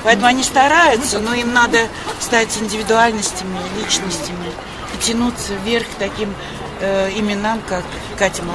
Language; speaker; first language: Russian; native; Russian